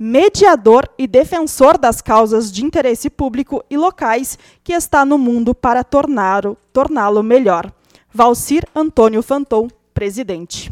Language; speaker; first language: Portuguese; native; Portuguese